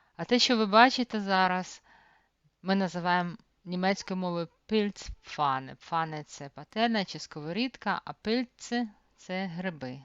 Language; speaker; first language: Ukrainian; native; Ukrainian